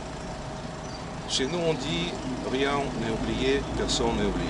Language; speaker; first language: French; non-native, fluent; Russian